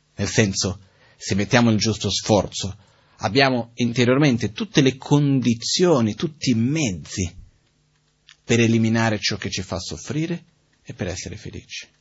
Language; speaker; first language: Italian; non-native, fluent; Portuguese